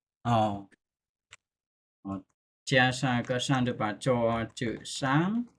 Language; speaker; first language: Chinese; non-native, fluent; Khmer